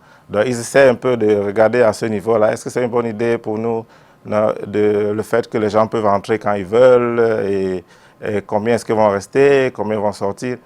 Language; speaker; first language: French; native; French